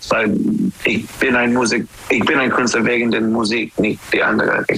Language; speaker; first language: German; non-native, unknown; English